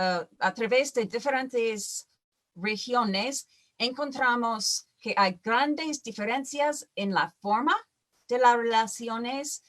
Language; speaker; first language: Spanish; non-native, fluent; English